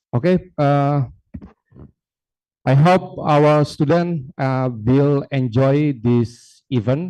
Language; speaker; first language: English; non-native, fluent; Indonesian